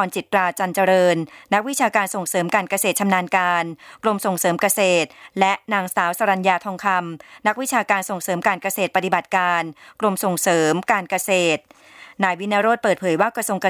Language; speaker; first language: Thai; native; Thai